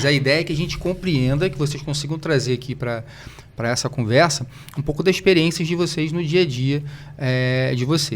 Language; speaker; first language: Portuguese; native; Portuguese